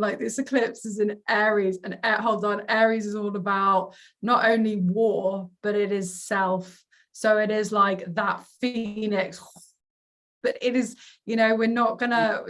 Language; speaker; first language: English; native; English